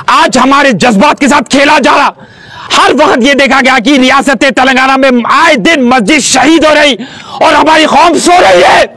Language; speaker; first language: Hindi; non-native, local second language; Urdu